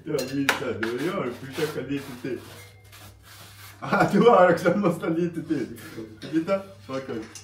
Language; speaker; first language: Swedish; non-native, learner; Mongolian